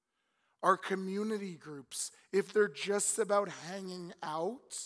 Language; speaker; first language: English; native; English